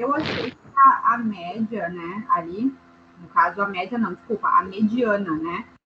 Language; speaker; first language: Portuguese; native; Portuguese